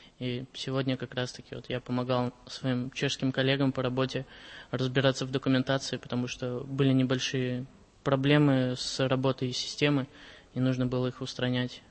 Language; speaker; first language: Russian; native; Russian